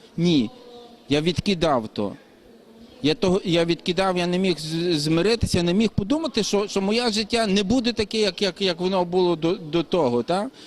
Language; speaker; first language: Ukrainian; native; Ukrainian